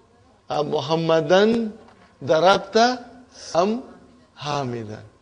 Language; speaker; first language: Arabic; non-native, fluent; English